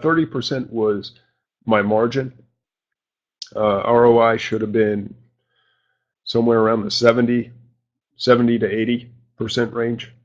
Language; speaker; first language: English; native; English